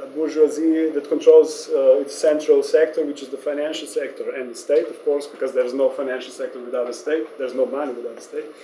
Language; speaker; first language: English; non-native, fluent; Slovenian